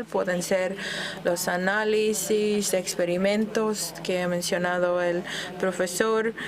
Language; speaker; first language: Spanish; non-native, fluent; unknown